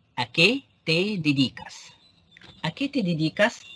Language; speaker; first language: Spanish; non-native, fluent; Arabic